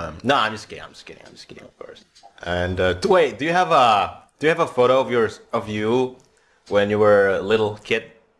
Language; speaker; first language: English; non-native, fluent; Indonesian